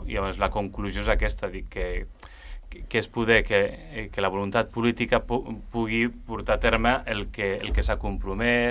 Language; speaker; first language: Catalan; native; Catalan